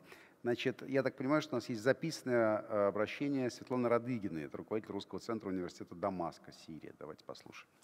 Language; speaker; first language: Russian; native; Russian